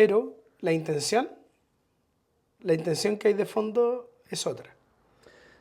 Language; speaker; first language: Spanish; native; Spanish